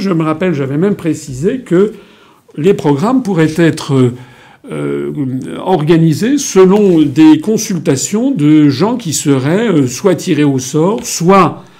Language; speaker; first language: French; native; French